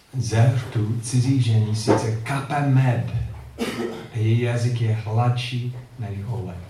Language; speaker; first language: Czech; non-native, fluent; English